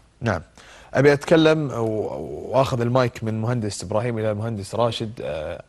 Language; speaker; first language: Arabic; native; Arabic